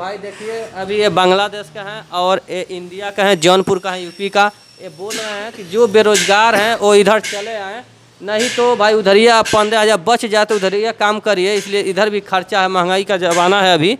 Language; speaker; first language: Hindi; native; Hindi